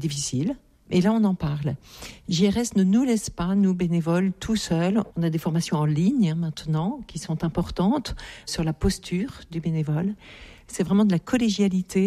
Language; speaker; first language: French; native; French